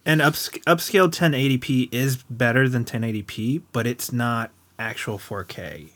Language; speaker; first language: English; native; English